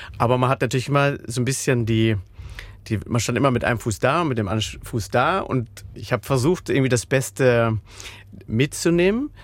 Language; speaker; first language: German; native; German